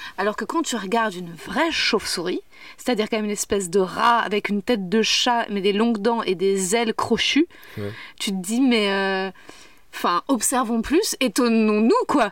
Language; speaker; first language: French; native; French